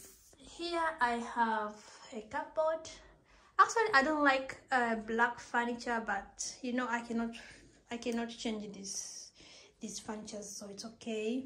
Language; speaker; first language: English; non-native, local second language; Swahili